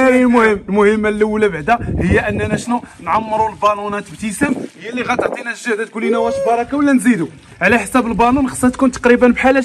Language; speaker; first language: Arabic; native; Arabic